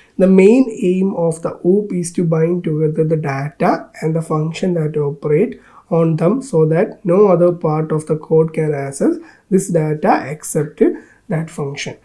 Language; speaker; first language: English; non-native, local second language; Malayalam